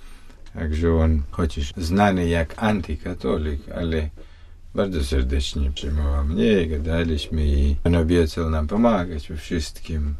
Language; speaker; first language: Polish; non-native, fluent; Russian